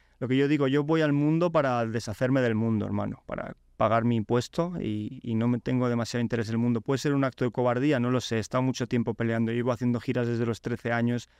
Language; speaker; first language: Spanish; early bilingual, other home language; Polish